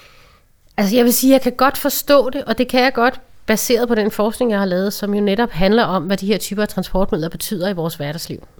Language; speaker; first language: Danish; native; Danish